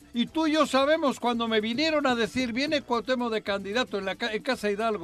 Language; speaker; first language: Spanish; native; Spanish